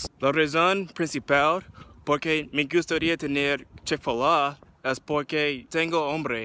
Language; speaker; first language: Spanish; non-native, learner; English